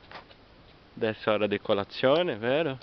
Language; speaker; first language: Italian; non-native, learner; Portuguese